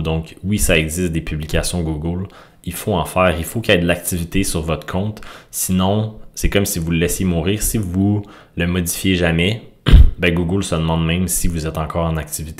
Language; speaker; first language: French; native; French